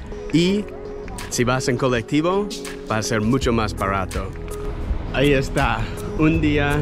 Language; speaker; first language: Spanish; non-native, learner; English